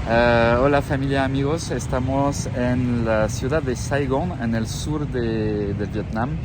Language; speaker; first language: Spanish; non-native, fluent; French